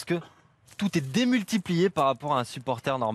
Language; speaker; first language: French; native; French